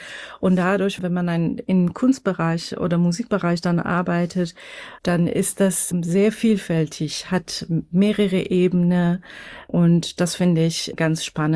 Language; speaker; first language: German; non-native, fluent; Persian